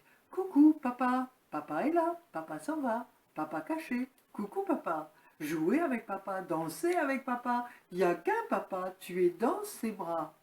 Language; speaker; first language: French; native; French